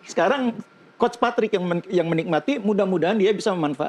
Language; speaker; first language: Indonesian; native; Indonesian